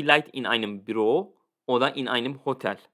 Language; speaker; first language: German; non-native, fluent; Turkish